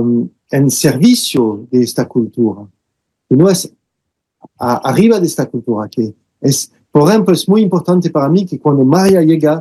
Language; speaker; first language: Spanish; non-native, fluent; French